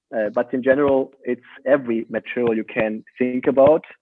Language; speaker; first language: English; non-native, fluent; German